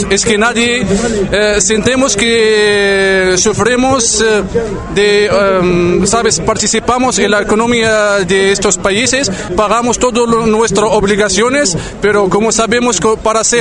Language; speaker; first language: Spanish; non-native, learner; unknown